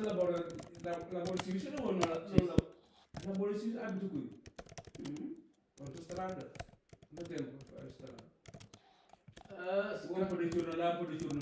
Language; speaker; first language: Italian; non-native, learner; Punjabi